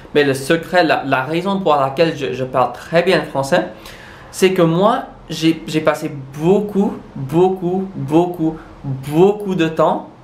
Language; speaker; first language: French; non-native, local second language; English